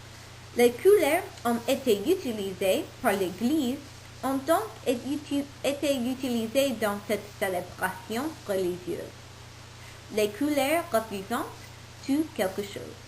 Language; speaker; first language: French; non-native, learner; English